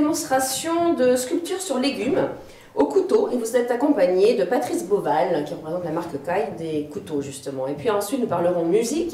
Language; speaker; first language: French; native; French